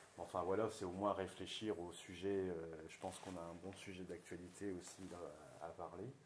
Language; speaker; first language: French; native; French